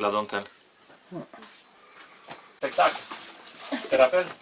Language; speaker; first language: French; non-native, fluent; Romanian